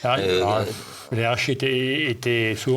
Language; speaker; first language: French; native; French